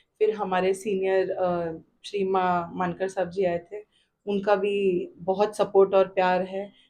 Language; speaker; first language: Hindi; non-native, local second language; Gujarati